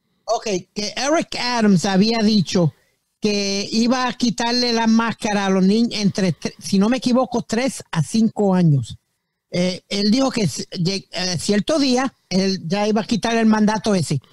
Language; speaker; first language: Spanish; early bilingual, heritage; Spanish